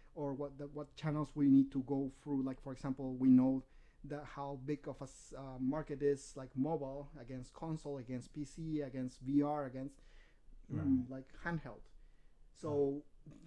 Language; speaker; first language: English; non-native, fluent; Spanish